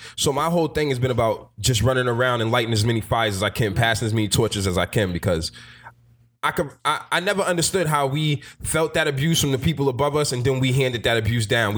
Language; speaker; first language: English; native; English